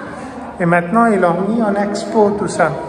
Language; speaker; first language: French; non-native, fluent; Hindi